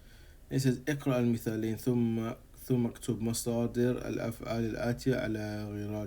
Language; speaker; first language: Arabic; non-native, fluent; English